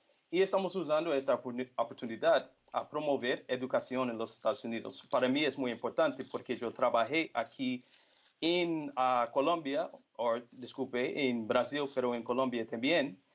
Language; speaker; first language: Spanish; non-native, fluent; Portuguese